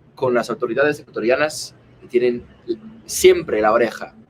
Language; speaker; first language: Spanish; non-native, fluent; English